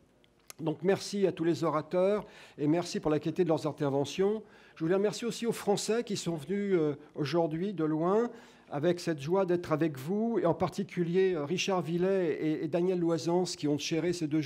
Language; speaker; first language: French; native; French